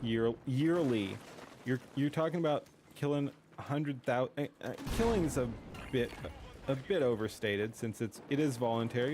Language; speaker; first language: English; native; English